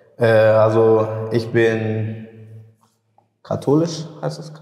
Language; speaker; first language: German; early bilingual, heritage; English